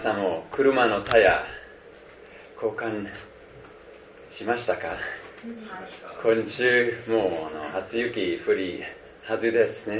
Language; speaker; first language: Japanese; non-native, fluent; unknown